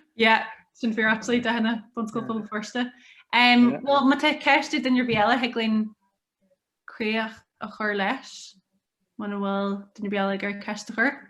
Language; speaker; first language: Irish; native; Irish